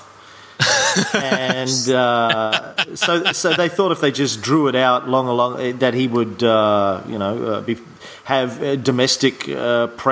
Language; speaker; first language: English; native; English